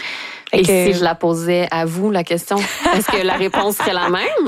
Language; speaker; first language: French; native; French